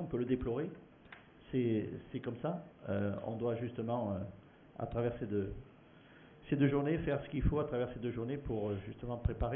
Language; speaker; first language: French; native; French